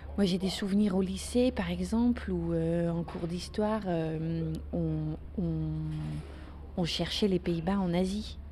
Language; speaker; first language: French; non-native, fluent; Dutch